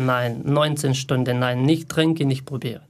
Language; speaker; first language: German; non-native, learner; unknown